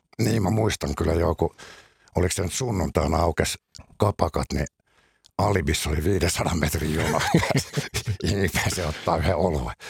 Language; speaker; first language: Finnish; native; Finnish